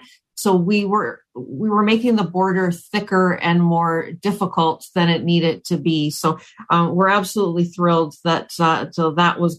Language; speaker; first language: English; native; English